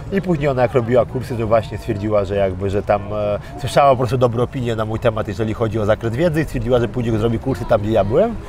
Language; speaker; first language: Polish; early bilingual, other home language; Armenian